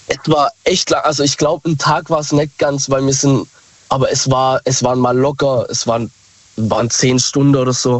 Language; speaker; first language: German; native; German